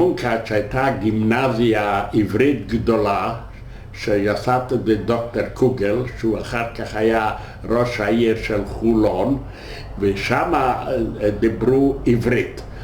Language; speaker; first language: Hebrew; non-native, fluent; Yiddish